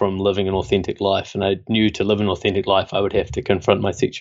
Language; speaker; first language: English; native; English